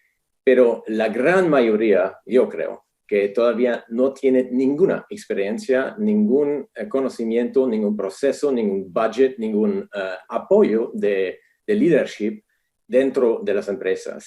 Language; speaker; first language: Spanish; non-native, fluent; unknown